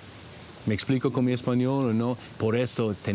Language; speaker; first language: Spanish; non-native, learner; English